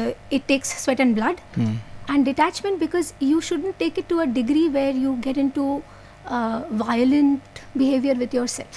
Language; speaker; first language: English; non-native, local second language; Hindi